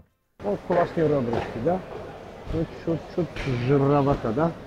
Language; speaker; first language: Russian; non-native, fluent; Armenian